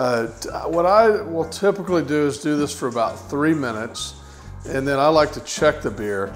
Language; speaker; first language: English; native; English